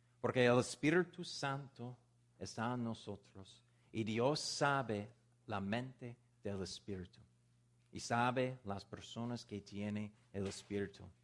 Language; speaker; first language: Spanish; non-native, learner; English